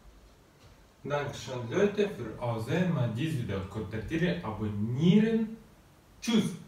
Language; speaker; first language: German; non-native, learner; Russian